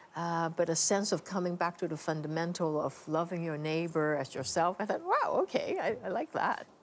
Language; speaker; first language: English; native; English